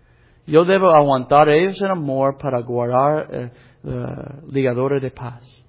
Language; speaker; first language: Spanish; non-native, learner; English